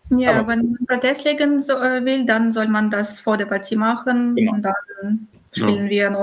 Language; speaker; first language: German; non-native, fluent; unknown